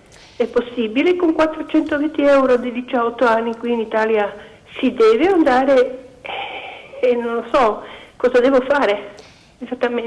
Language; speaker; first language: Italian; non-native, learner; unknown